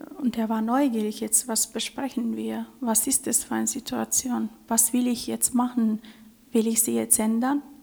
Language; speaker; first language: German; non-native, fluent; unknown